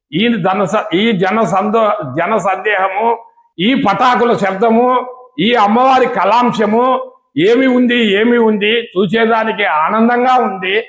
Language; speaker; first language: Telugu; native; Telugu